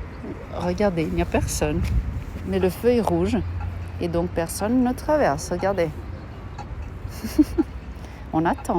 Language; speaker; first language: French; non-native, fluent; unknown